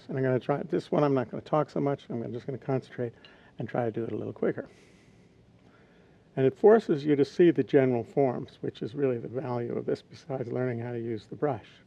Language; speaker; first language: English; native; English